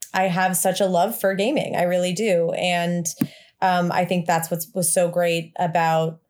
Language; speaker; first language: English; native; English